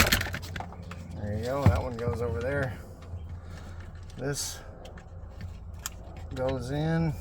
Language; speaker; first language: English; native; English